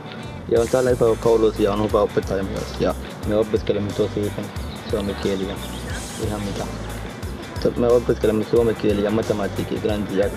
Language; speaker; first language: Finnish; non-native, learner; Somali